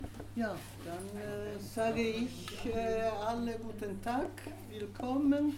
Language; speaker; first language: German; non-native, fluent; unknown